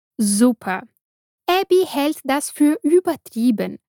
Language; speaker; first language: German; non-native, fluent; Portuguese